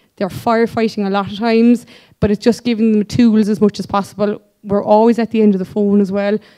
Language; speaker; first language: English; native; English